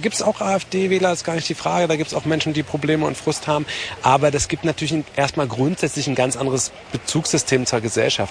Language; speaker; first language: German; native; German